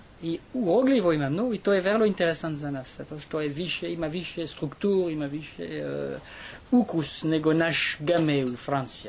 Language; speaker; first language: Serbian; non-native, learner; French